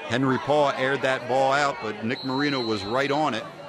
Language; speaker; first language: English; native; English